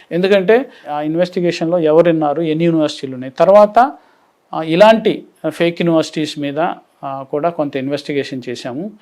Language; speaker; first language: Telugu; native; Telugu